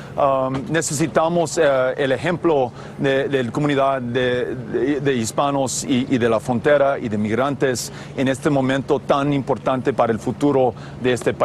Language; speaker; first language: Spanish; non-native, fluent; English